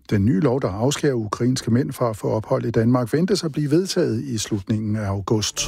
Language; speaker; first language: Danish; native; Danish